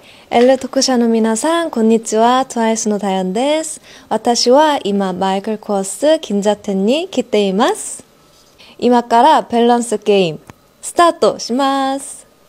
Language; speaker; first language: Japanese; non-native, learner; Korean